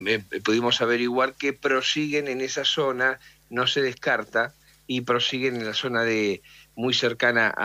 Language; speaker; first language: Spanish; native; Spanish